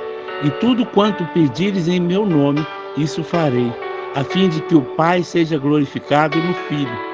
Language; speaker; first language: Portuguese; native; Portuguese